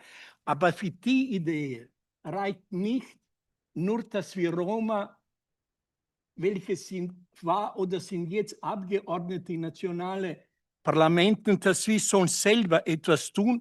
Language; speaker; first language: German; non-native, learner; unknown